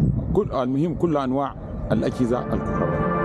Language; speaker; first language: Arabic; native; Arabic